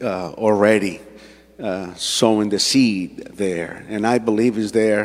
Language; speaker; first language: English; non-native, fluent; Spanish